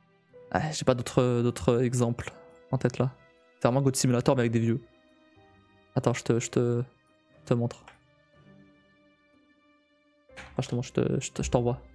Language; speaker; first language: French; native; French